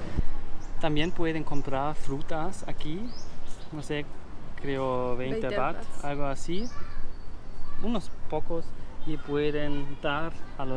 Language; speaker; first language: Spanish; non-native, learner; German